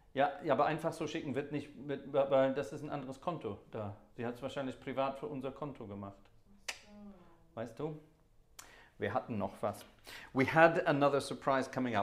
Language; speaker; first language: German; non-native, fluent; English